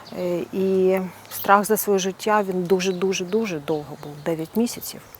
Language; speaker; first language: Ukrainian; non-native, local second language; Russian